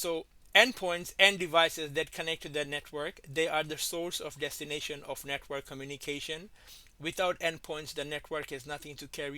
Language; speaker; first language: English; non-native, fluent; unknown